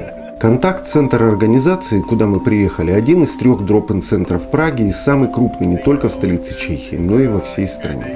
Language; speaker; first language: Russian; native; Russian